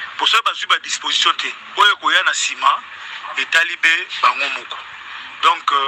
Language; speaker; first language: Lingala; non-native, local second language; Kongo